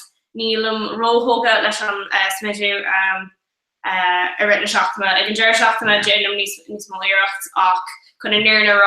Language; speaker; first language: Irish; non-native, local second language; English